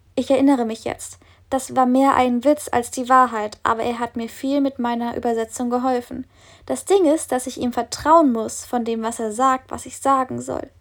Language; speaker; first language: German; native; German